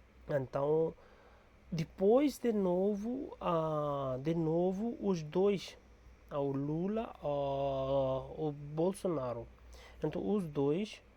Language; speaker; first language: Portuguese; non-native, learner; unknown